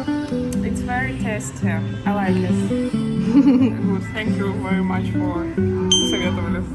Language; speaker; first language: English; non-native, learner; Russian